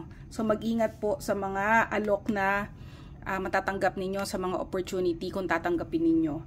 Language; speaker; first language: Filipino; native; Filipino